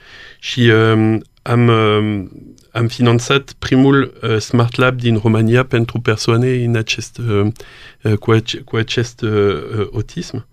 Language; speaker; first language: Romanian; non-native, learner; French